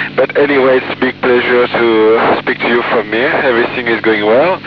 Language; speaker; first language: English; non-native, fluent; French